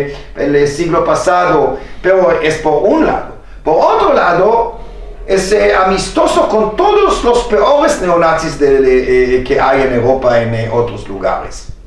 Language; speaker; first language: Spanish; non-native, fluent; Hebrew